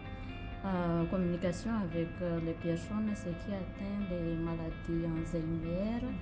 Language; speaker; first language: French; non-native, learner; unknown